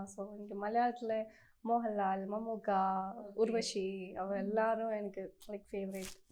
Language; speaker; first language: Tamil; non-native, learner; Malayalam